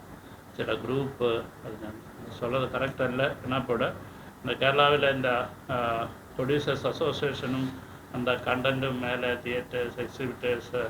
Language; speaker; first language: Tamil; non-native, learner; Malayalam